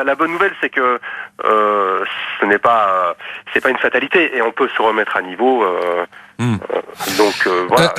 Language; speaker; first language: French; native; French